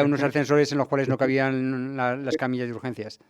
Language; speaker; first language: Spanish; native; Spanish